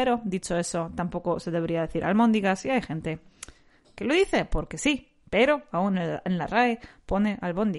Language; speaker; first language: Spanish; native; Spanish